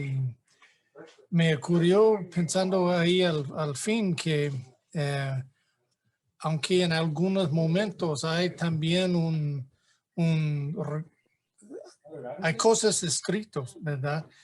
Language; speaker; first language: Spanish; non-native, fluent; English